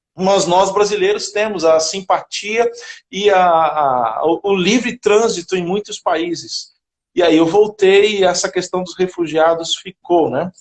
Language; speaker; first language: Portuguese; native; Portuguese